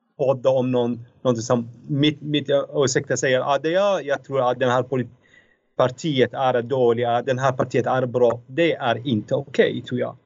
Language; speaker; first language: Swedish; non-native, fluent; Arabic